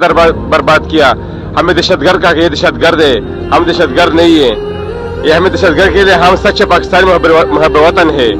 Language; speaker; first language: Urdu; non-native, local second language; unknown